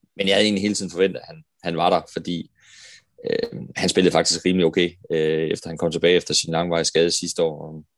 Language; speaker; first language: Danish; native; Danish